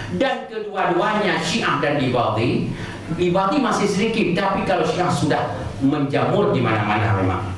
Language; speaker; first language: Indonesian; non-native, local second language; Achinese